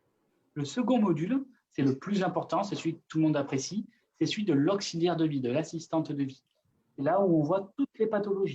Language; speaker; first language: French; native; French